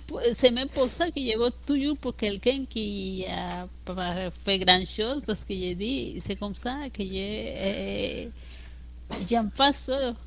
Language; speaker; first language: French; non-native, fluent; Spanish